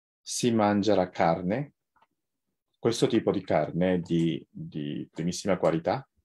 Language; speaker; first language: Italian; non-native, fluent; Japanese